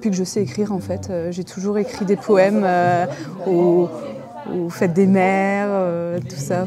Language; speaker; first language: French; native; French